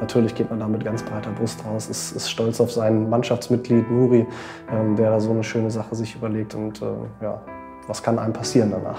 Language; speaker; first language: German; native; German